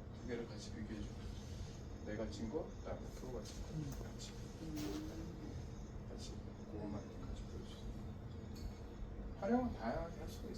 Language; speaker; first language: Korean; native; Korean